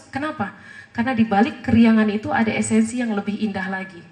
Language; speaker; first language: Indonesian; native; Indonesian